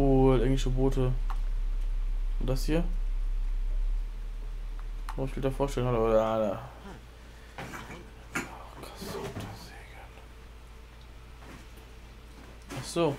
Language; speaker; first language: German; native; German